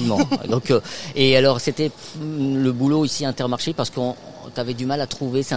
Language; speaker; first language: French; native; French